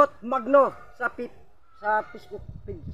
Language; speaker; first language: Filipino; non-native, local second language; Cebuano